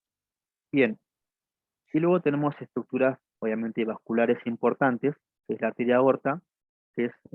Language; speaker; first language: Spanish; native; Spanish